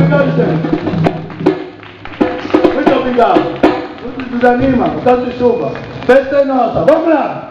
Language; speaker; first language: Portuguese; non-native, learner; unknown